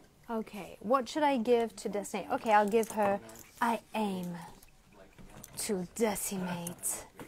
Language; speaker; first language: English; non-native, fluent; French